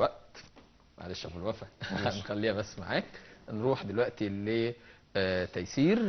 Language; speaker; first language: Arabic; native; Arabic